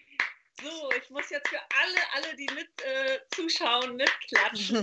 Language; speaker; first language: German; native; German